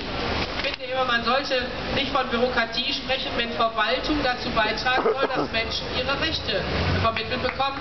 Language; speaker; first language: German; native; German